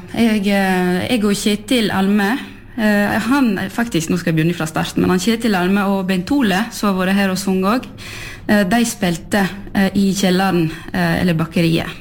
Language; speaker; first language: Norwegian; non-native, fluent; French